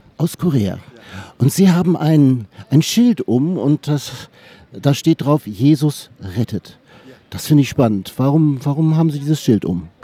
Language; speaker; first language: German; native; German